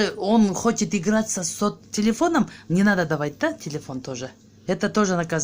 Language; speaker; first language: Russian; non-native, local second language; Kyrgyz